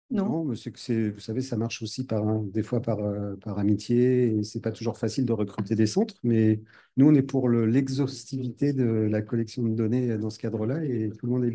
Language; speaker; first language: French; native; French